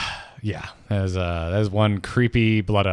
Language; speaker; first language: English; native; English